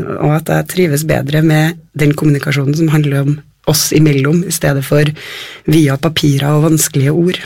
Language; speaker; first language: Norwegian; native; Norwegian